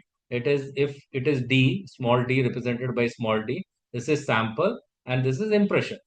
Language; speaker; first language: English; non-native, local second language; Hindi